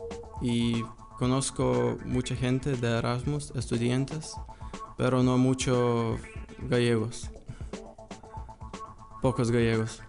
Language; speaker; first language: Spanish; non-native, learner; Lithuanian